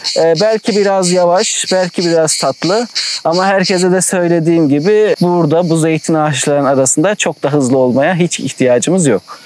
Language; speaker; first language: Turkish; native; Turkish